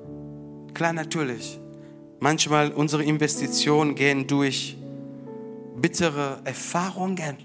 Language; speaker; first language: German; non-native, fluent; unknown